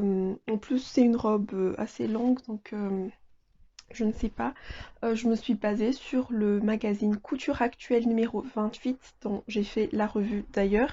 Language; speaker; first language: French; native; French